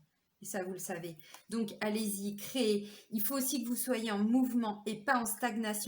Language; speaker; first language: French; native; French